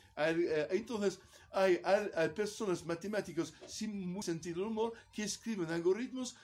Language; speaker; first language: Spanish; non-native, fluent; Italian